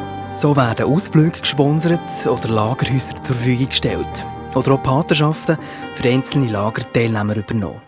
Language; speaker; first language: German; native; German